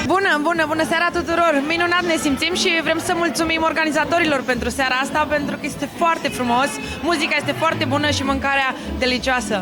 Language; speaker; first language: Romanian; native; Romanian